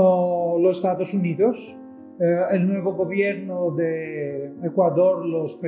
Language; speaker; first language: Spanish; non-native, fluent; Greek